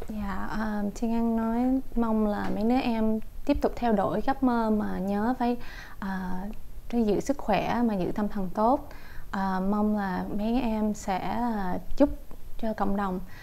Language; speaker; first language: Vietnamese; early bilingual, heritage; Vietnamese